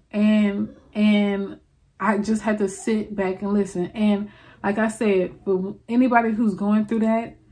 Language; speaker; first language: English; native; English